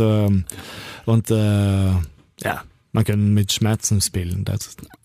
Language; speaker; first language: German; non-native, learner; Norwegian